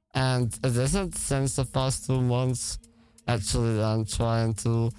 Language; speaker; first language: English; non-native, fluent; Dutch